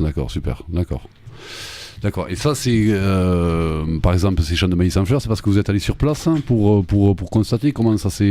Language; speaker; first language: French; native; French